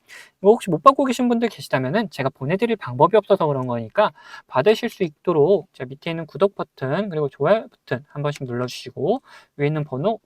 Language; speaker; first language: Korean; native; Korean